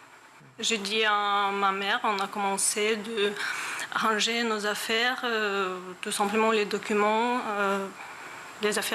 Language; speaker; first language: French; non-native, learner; Ukrainian